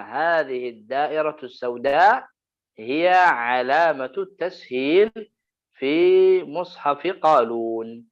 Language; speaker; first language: Arabic; native; Arabic